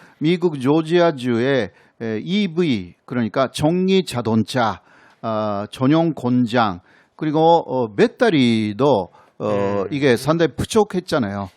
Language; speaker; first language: Korean; non-native, fluent; Japanese